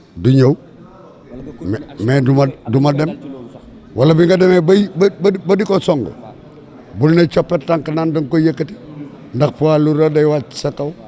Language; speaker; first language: Wolof; native; Wolof